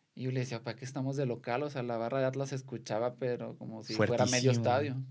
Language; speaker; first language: Spanish; native; Spanish